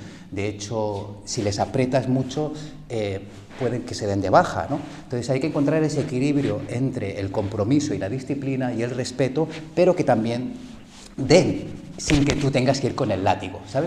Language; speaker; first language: Spanish; early bilingual, other home language; Korean